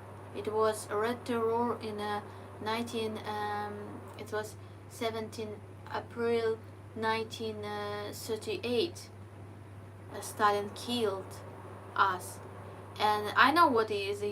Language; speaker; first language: English; non-native, learner; Ukrainian